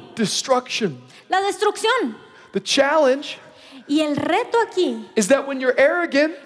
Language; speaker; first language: English; native; English